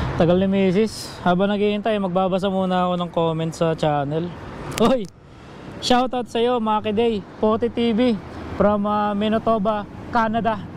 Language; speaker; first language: Filipino; native; Filipino